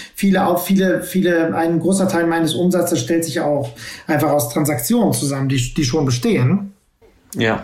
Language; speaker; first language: German; native; German